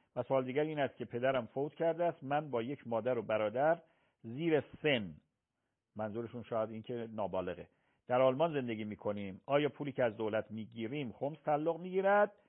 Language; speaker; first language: Persian; native; Persian